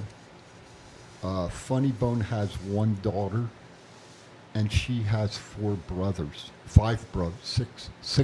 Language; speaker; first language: English; native; English